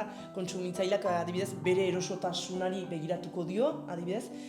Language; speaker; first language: Basque; native; Basque